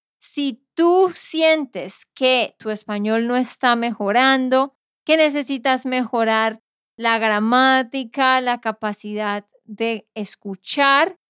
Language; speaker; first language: Spanish; native; Spanish